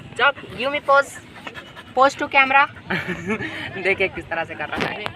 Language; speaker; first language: Hindi; non-native, local second language; Urdu